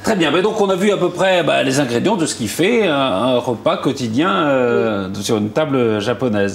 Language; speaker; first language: French; native; French